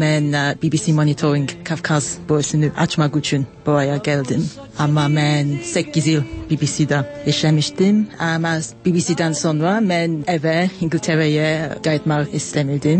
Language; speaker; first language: Turkish; non-native, learner; English